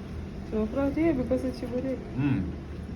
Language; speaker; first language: English; non-native, learner; Russian